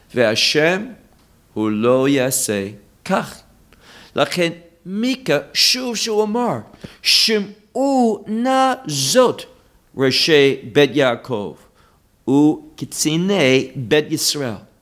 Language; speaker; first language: Hebrew; non-native, fluent; English